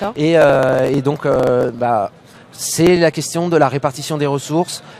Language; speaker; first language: French; native; French